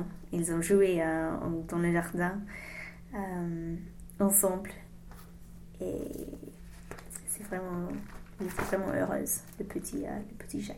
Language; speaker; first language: French; non-native, learner; English